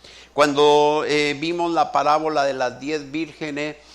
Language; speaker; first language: Spanish; native; Spanish